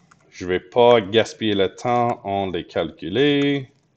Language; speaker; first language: French; non-native, fluent; English